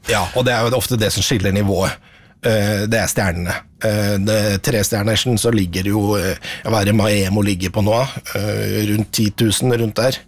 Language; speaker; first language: Norwegian; native; Norwegian